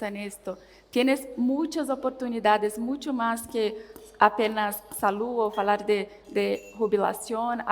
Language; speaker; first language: Spanish; non-native, learner; Portuguese